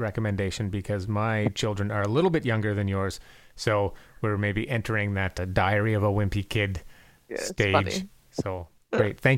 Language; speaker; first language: English; native; English